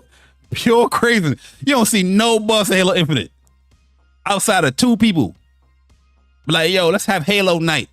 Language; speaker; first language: English; native; English